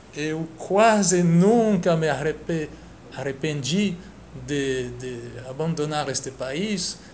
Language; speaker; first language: Portuguese; non-native, fluent; French